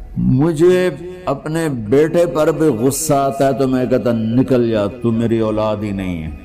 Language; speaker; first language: Urdu; non-native, local second language; Punjabi